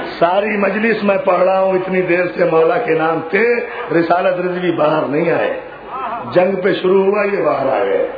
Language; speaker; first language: Urdu; native; Urdu